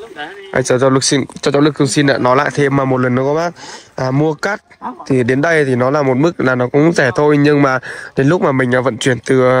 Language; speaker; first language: Vietnamese; native; Vietnamese